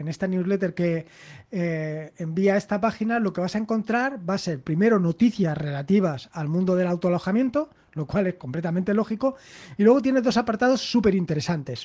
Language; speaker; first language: Spanish; native; Spanish